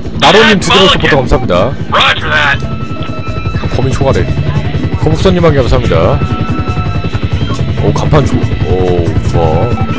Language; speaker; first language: Korean; native; Korean